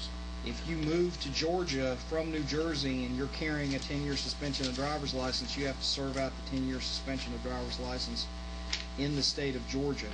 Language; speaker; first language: English; native; English